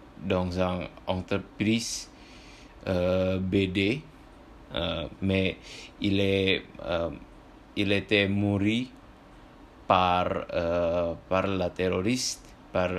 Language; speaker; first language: French; non-native, learner; Indonesian